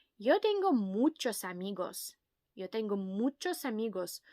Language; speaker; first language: Spanish; non-native, fluent; Ukrainian